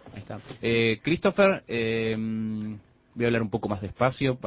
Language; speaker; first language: Spanish; native; Spanish